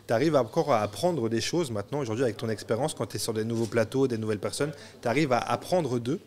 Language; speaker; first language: French; native; French